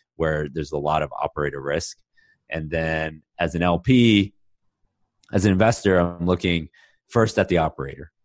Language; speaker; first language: English; native; English